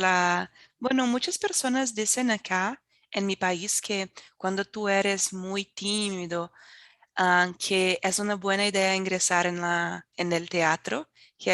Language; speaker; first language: Spanish; non-native, fluent; Portuguese